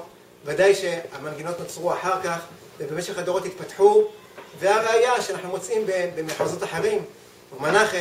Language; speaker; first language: Hebrew; native; Hebrew